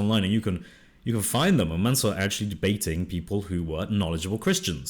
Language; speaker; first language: English; native; English